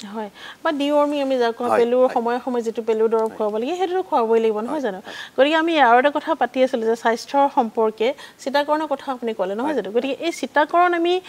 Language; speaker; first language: Assamese; native; Assamese